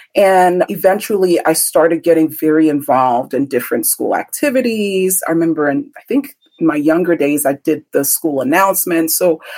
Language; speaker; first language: English; early bilingual, other home language; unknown